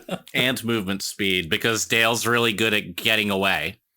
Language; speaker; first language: English; native; English